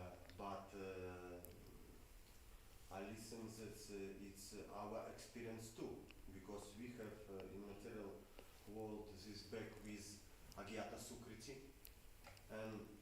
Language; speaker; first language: English; non-native, learner; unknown